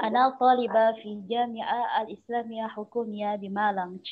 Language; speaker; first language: Arabic; non-native, learner; Indonesian